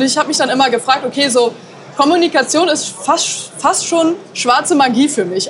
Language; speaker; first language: German; native; German